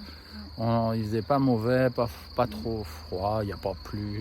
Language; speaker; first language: French; native; French